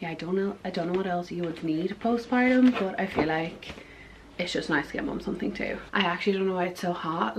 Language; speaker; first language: English; native; English